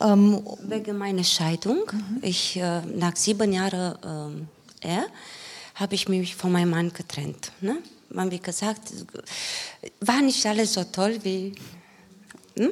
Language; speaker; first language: German; non-native, learner; Romanian